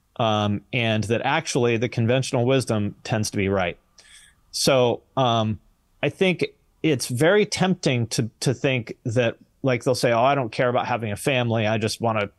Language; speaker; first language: English; native; English